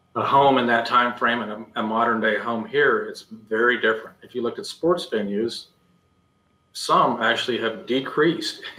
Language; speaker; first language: English; native; English